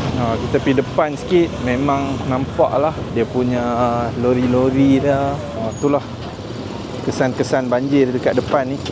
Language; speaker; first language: Malay; non-native, local second language; Tamil